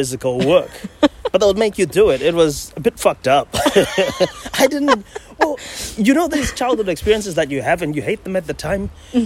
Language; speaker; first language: English; non-native, local second language; Shona